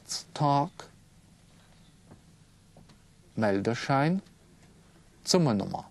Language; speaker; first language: German; non-native, fluent; Russian